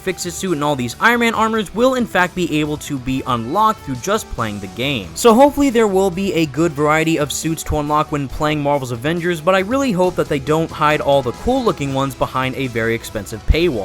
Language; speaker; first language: English; native; English